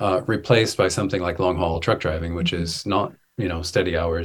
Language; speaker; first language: English; native; English